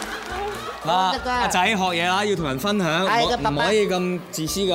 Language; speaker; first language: Cantonese; native; Cantonese